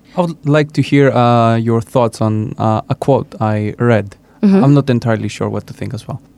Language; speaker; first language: English; non-native, fluent; Greek